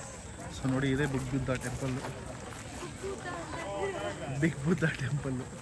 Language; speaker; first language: Kannada; native; Kannada